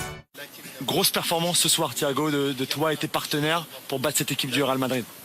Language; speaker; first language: French; native; French